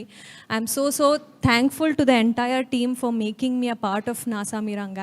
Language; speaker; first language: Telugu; non-native, learner; Kannada